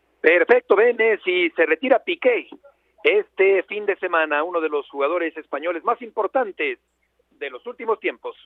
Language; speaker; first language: Spanish; native; Spanish